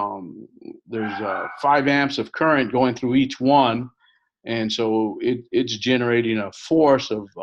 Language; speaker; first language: English; native; English